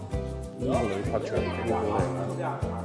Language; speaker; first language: Cantonese; native; Cantonese